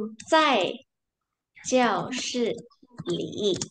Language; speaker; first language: Chinese; non-native, fluent; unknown